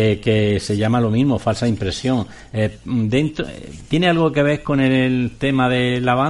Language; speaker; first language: Spanish; native; Spanish